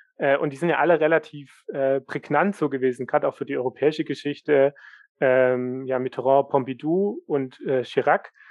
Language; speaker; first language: German; native; German